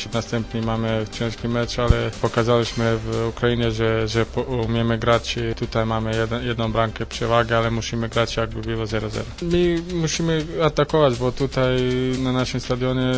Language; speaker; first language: Polish; non-native, fluent; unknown